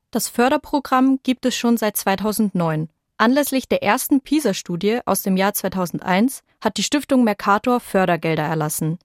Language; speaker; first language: German; native; German